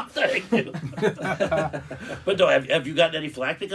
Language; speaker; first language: English; native; English